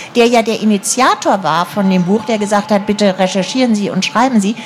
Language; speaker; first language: German; native; German